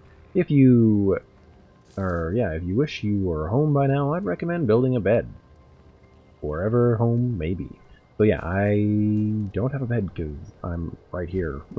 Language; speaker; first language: English; native; English